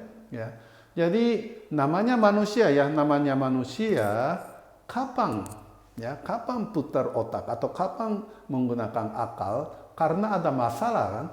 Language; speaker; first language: Indonesian; non-native, fluent; Japanese